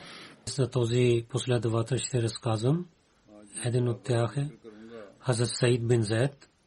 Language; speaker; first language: Bulgarian; non-native, learner; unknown